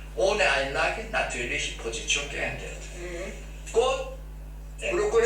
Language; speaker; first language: German; non-native, learner; Korean